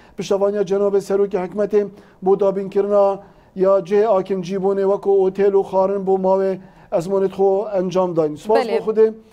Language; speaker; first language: Kurdish; native; Kurdish